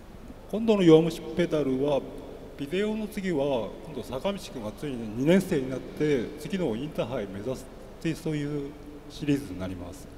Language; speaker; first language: Japanese; native; Japanese